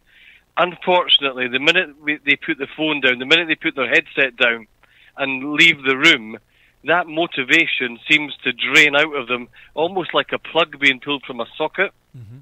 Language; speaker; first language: English; native; English